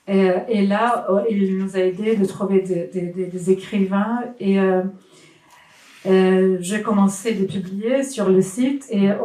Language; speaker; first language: French; non-native, fluent; Swedish